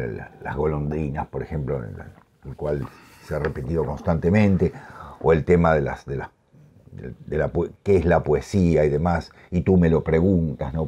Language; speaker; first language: Spanish; native; Spanish